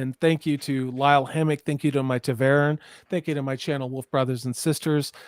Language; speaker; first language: English; native; English